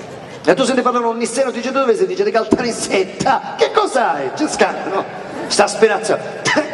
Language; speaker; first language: Italian; native; Italian